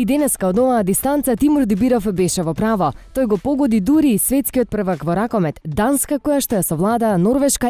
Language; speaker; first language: Macedonian; native; Macedonian